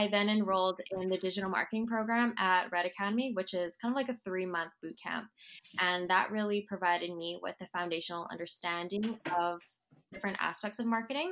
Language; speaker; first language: English; native; English